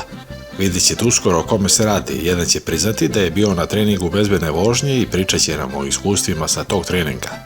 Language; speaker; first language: Serbian; native; Serbian